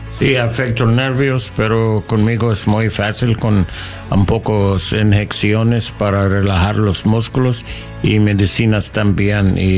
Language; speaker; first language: Spanish; non-native, learner; English